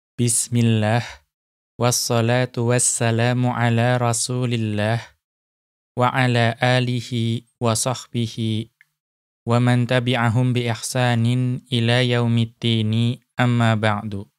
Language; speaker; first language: Arabic; non-native, fluent; Indonesian